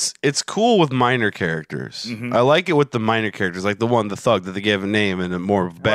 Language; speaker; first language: English; native; English